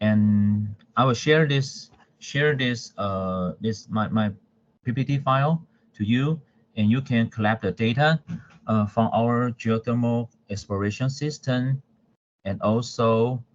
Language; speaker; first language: English; non-native, fluent; Chinese